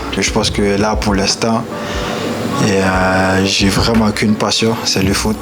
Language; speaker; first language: French; non-native, local second language; Haitian Creole